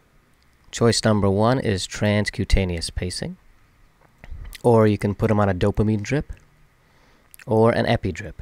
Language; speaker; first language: English; native; English